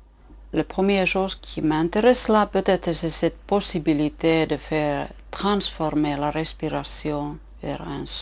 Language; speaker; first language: French; non-native, fluent; Finnish